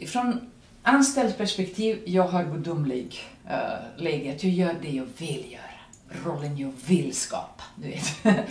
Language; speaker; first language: Swedish; non-native, fluent; Serbian